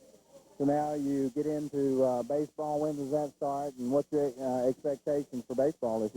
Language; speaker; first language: English; native; English